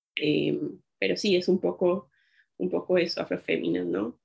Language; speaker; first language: Spanish; native; Spanish